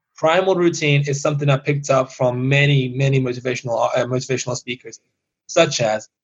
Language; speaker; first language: English; early bilingual, other home language; Persian